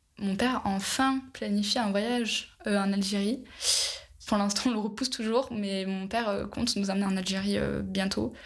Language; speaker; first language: French; native; French